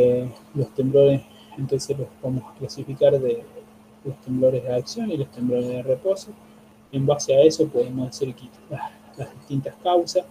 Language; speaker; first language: Spanish; native; Spanish